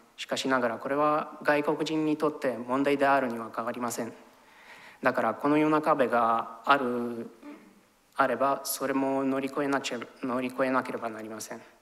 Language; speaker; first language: Japanese; non-native, fluent; Romanian